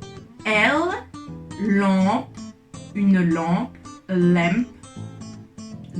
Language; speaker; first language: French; non-native, fluent; Punjabi